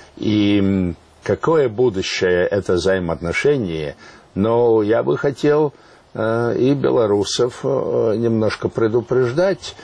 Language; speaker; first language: Russian; non-native, local second language; Latvian